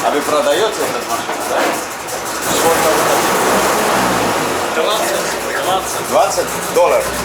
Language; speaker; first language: Russian; non-native, learner; English